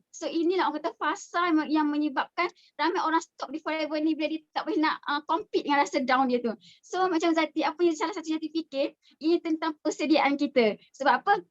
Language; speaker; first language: Malay; native; Malay